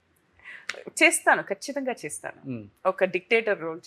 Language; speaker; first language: Telugu; non-native, fluent; Tamil